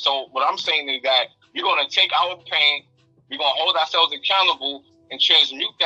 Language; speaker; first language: English; native; English